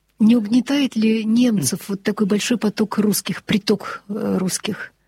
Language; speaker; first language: Russian; native; Russian